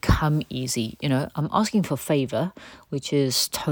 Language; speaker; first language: English; native; English